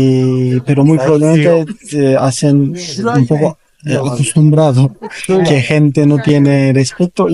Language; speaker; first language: Spanish; non-native, learner; Turkish